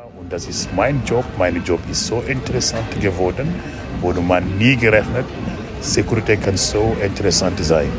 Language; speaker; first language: German; non-native, learner; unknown